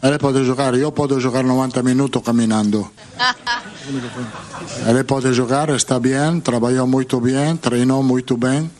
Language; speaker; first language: Portuguese; non-native, learner; Italian